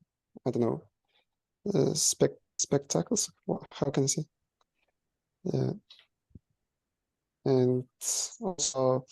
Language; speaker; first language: English; non-native, learner; Kazakh